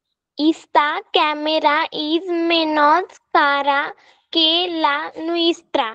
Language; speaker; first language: Spanish; non-native, learner; Marathi